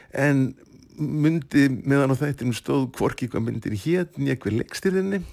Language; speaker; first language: English; native; English